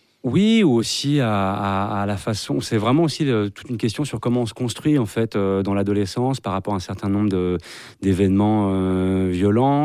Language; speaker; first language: French; native; French